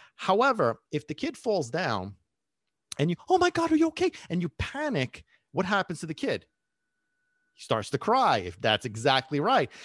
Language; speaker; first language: English; early bilingual, other home language; Italian